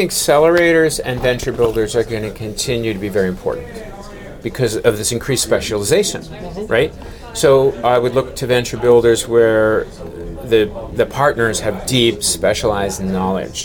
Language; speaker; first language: English; native; English